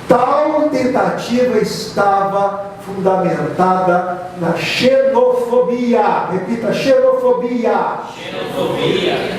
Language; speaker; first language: Portuguese; native; Portuguese